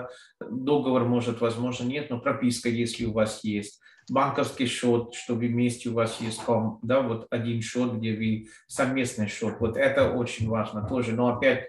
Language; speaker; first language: Russian; non-native, fluent; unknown